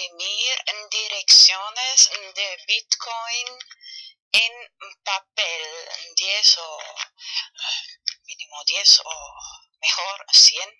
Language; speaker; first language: Spanish; non-native, fluent; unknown